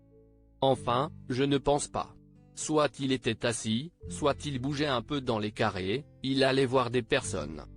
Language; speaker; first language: French; native; French